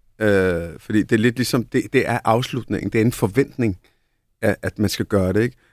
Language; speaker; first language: Danish; early bilingual, other home language; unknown